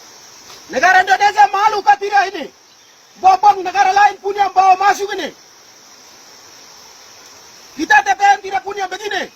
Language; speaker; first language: Indonesian; non-native, local second language; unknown